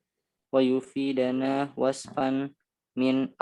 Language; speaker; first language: Arabic; non-native, learner; Indonesian